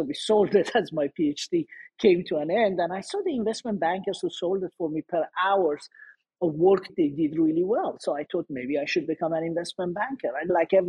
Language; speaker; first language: English; non-native, fluent; Persian